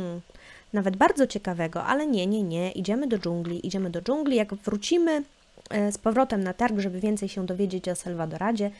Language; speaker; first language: Polish; native; Polish